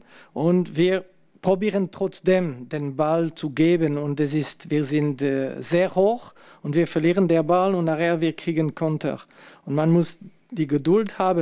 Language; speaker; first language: German; non-native, fluent; French